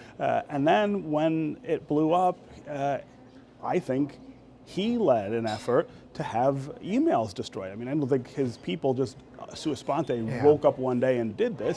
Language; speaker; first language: English; native; English